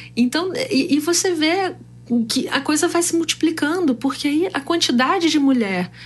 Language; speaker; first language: Portuguese; native; Portuguese